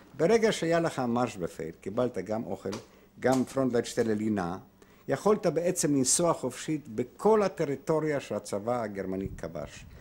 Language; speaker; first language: Hebrew; non-native, fluent; Polish